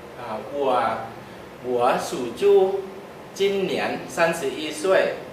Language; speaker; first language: Chinese; non-native, learner; Thai